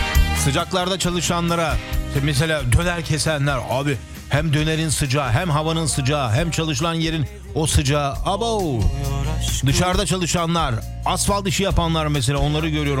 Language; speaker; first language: Turkish; native; Turkish